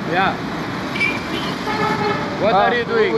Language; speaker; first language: English; non-native, learner; Arabic